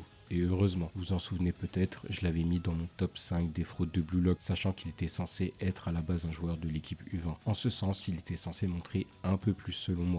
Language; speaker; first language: French; native; French